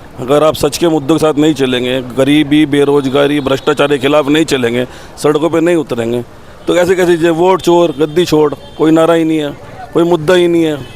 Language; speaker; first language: Hindi; native; Hindi